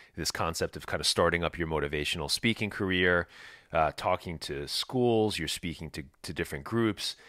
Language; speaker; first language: English; native; English